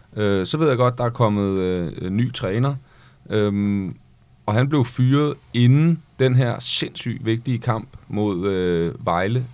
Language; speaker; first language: Danish; native; Danish